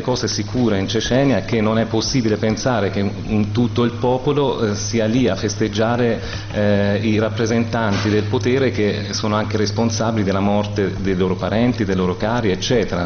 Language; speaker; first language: Italian; native; Italian